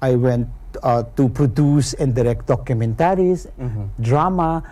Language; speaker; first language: English; non-native, local second language; Filipino